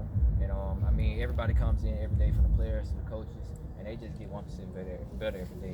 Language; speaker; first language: English; native; English